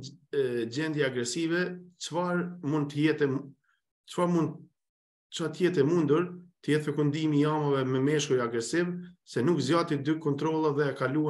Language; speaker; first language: Albanian; native; Albanian